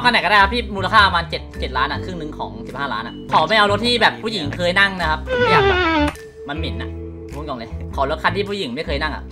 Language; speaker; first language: Thai; native; Thai